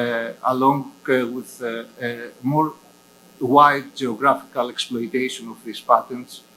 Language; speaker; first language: English; non-native, fluent; Greek